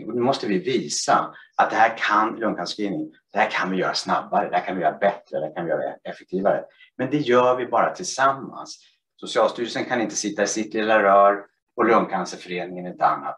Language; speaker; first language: Swedish; native; Swedish